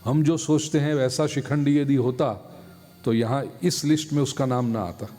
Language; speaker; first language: Hindi; non-native, local second language; Gujarati